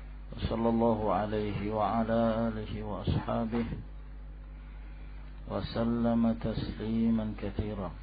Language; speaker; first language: Arabic; non-native, fluent; Indonesian